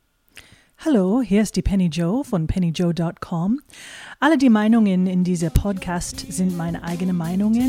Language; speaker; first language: German; non-native, fluent; English